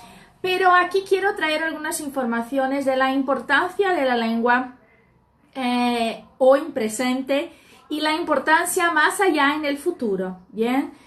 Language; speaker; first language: Spanish; non-native, fluent; Portuguese